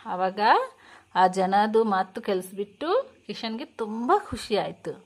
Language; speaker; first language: Kannada; non-native, local second language; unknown